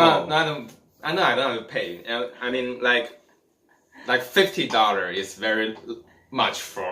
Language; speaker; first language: English; non-native, learner; Chinese